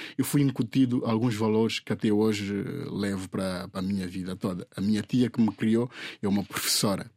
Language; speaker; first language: Portuguese; non-native, local second language; Upper Guinea Crioulo